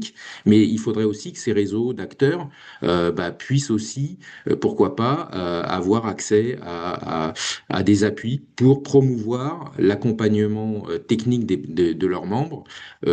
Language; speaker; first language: French; native; French